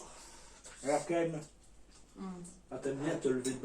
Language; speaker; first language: French; native; French